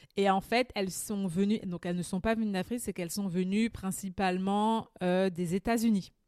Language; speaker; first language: French; native; French